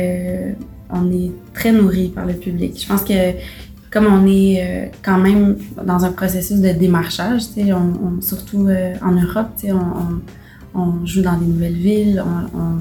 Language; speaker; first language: French; native; French